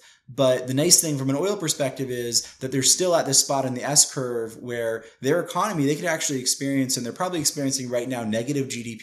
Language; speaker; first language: English; native; English